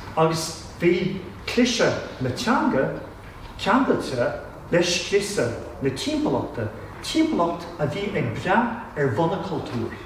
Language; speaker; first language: Irish; non-native, local second language; English